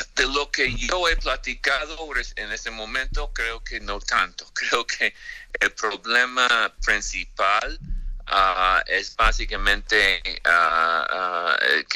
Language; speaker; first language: Spanish; non-native, fluent; English